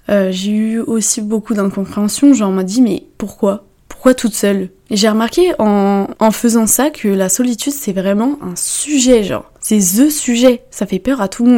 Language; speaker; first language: French; native; French